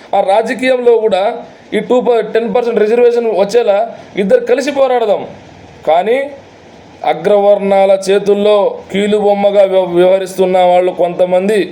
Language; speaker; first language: Telugu; non-native, local second language; Lambadi